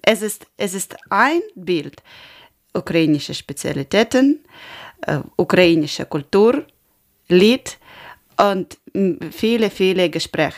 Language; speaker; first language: German; non-native, learner; Ukrainian